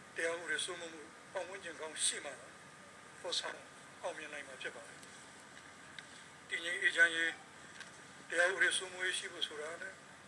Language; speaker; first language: Burmese; native; Burmese